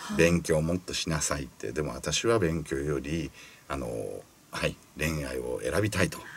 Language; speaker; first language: Japanese; native; Japanese